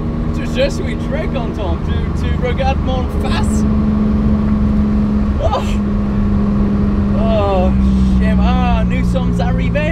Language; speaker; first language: French; non-native, learner; English